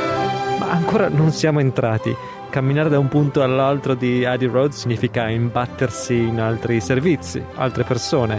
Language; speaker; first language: Italian; native; Italian